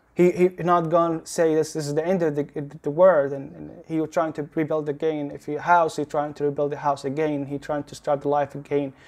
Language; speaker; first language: English; non-native, learner; Arabic